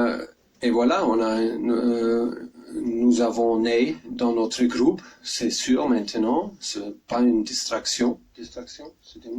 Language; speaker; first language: French; non-native, learner; German